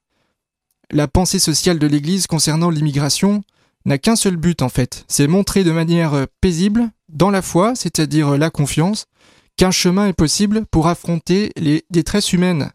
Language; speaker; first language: French; native; French